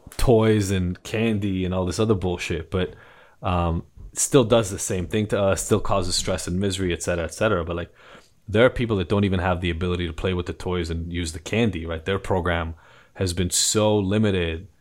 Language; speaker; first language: English; non-native, fluent; Hebrew